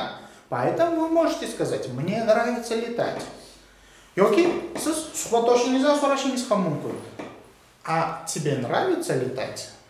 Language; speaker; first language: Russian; non-native, local second language; Uzbek